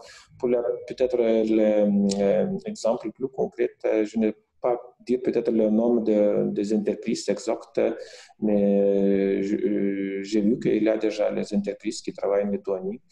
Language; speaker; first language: French; non-native, fluent; Lithuanian